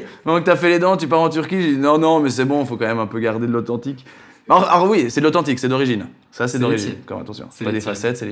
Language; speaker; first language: French; native; French